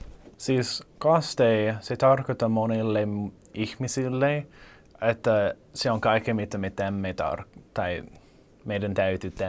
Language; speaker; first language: Finnish; non-native, learner; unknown